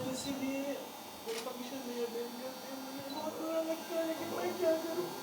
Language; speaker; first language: Hindi; native; Hindi